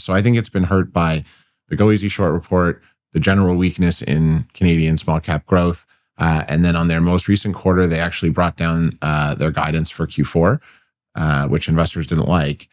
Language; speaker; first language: English; native; English